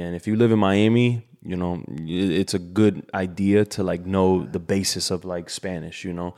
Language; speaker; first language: English; native; English